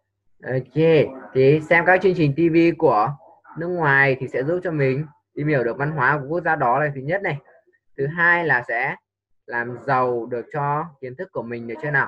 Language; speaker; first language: Vietnamese; native; Vietnamese